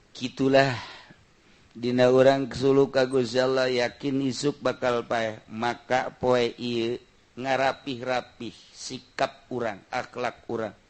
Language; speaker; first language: Sundanese; native; Sundanese